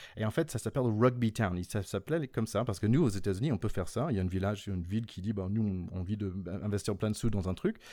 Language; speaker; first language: French; non-native, fluent; English